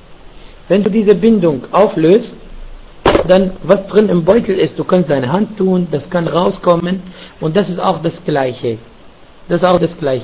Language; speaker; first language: German; non-native, fluent; Arabic